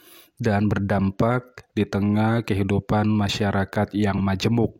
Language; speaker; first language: Indonesian; native; Indonesian